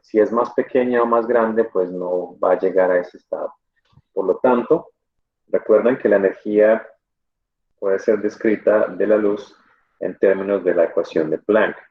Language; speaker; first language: Spanish; native; Spanish